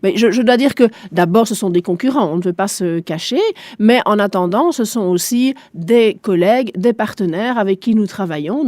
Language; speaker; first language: French; non-native, local second language; German